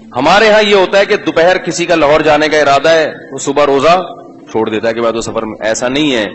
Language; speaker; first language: Urdu; native; Urdu